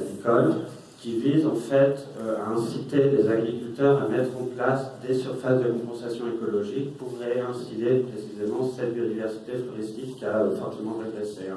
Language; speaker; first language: French; native; French